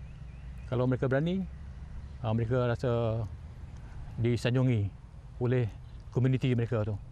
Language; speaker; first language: Malay; native; Malay